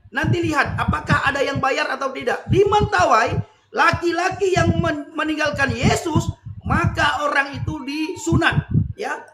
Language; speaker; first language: Indonesian; non-native, local second language; Achinese